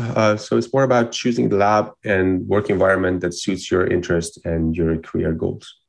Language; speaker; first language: English; non-native, fluent; Persian